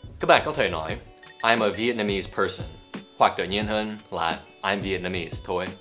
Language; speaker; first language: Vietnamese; non-native, fluent; English